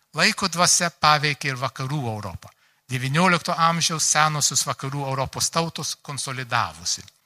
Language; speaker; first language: Lithuanian; early bilingual, heritage; Lithuanian